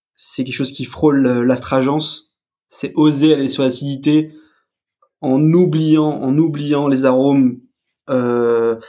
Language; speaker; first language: French; native; French